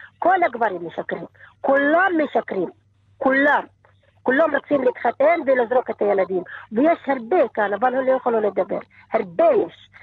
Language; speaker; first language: Hebrew; non-native, learner; Arabic